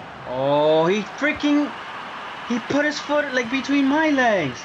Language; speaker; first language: English; early bilingual, other home language; Spanish